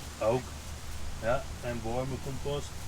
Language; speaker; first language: Dutch; native; Dutch